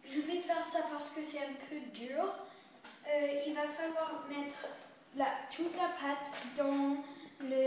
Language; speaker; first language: French; early bilingual, other home language; English